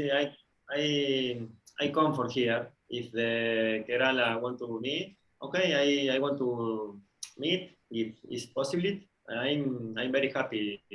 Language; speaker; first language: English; non-native, learner; Spanish